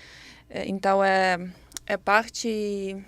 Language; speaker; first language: Portuguese; non-native, learner; Ukrainian